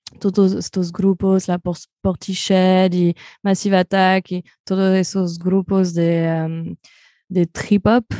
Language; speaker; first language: Spanish; non-native, fluent; French